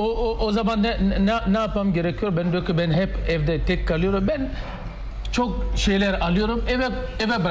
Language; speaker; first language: Turkish; non-native, learner; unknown